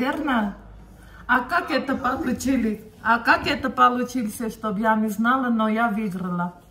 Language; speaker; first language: Russian; non-native, learner; Armenian